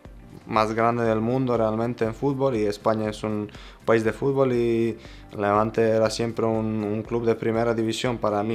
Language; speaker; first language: Spanish; non-native, fluent; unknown